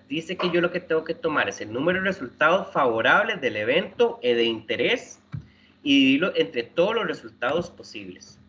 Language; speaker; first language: Spanish; native; Spanish